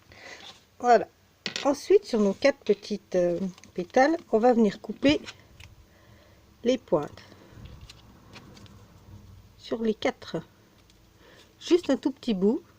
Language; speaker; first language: French; native; French